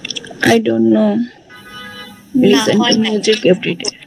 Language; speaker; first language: English; non-native, learner; Bangla